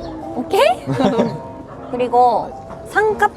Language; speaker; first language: Korean; non-native, learner; Japanese